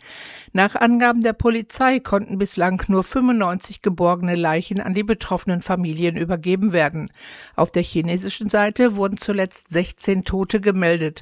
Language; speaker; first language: German; native; German